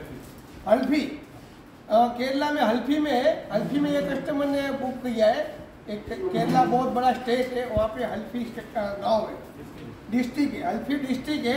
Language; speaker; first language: Hindi; non-native, local second language; Gujarati